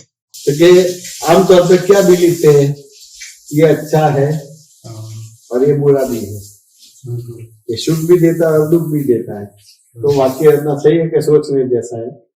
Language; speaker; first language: Hindi; non-native, local second language; Gujarati